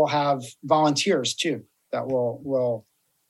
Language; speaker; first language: English; native; English